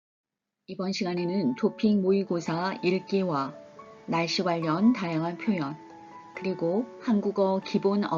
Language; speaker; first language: Korean; native; Korean